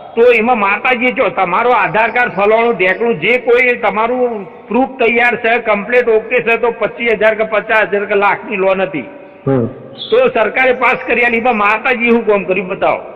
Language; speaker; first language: Gujarati; native; Gujarati